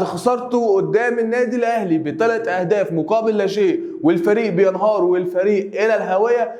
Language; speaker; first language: Arabic; native; Arabic